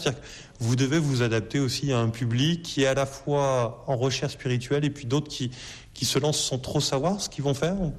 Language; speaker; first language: French; native; French